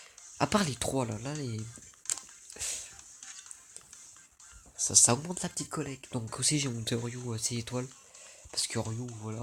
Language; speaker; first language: French; native; French